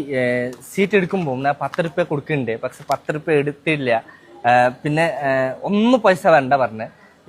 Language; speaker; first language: Malayalam; non-native, local second language; Hindi